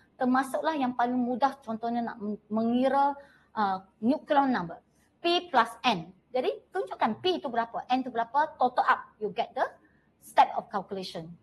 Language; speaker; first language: Malay; non-native, local second language; Chinese